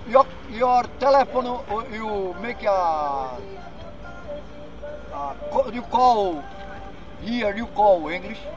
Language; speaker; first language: English; non-native, learner; Portuguese